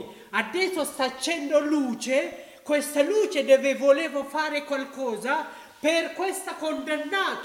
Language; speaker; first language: Italian; non-native, learner; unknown